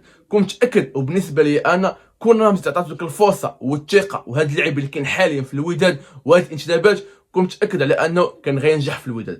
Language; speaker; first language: Arabic; native; Arabic